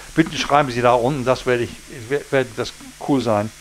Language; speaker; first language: German; non-native, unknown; English